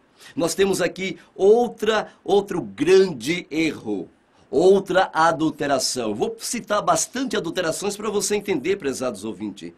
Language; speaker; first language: Portuguese; native; Portuguese